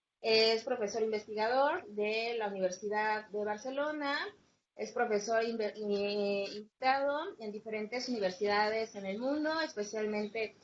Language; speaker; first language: Spanish; native; Spanish